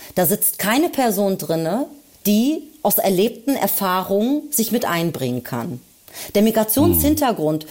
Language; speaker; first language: German; early bilingual, other home language; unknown